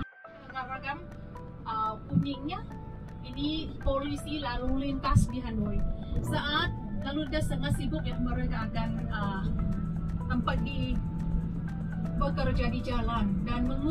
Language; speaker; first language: Indonesian; non-native, fluent; Vietnamese